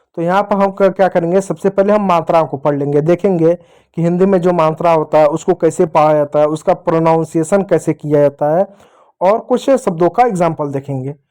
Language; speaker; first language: Hindi; native; Hindi